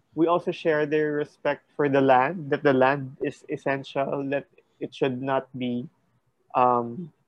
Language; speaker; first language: English; non-native, local second language; Filipino